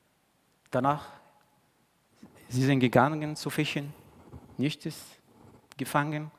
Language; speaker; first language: German; non-native, fluent; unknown